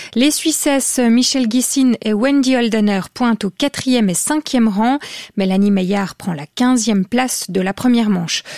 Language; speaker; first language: French; native; French